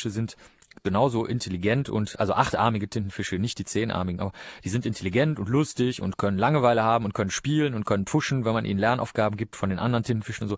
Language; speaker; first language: German; native; German